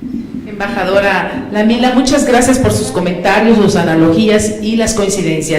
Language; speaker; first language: Spanish; native; Spanish